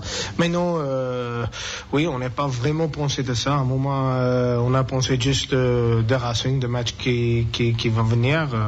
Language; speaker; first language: French; non-native, learner; English